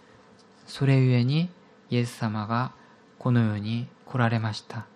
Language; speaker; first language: Japanese; non-native, fluent; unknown